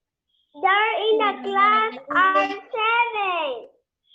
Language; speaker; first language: English; non-native, learner; Spanish